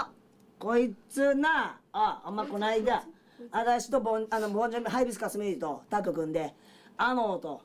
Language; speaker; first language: Japanese; native; Japanese